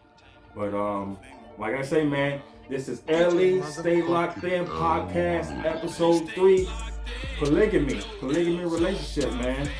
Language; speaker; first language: English; native; English